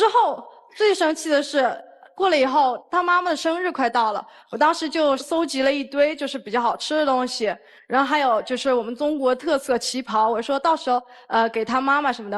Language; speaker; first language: Chinese; native; Chinese